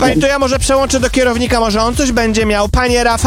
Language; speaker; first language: Polish; native; Polish